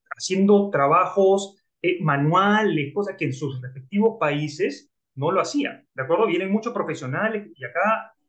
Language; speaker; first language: Spanish; native; Spanish